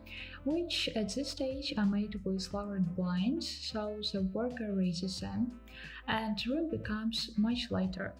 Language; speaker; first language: English; non-native, fluent; Ukrainian